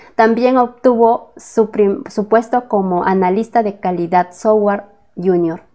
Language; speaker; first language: Spanish; native; Spanish